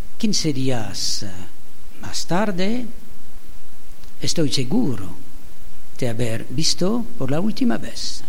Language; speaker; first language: Spanish; non-native, learner; French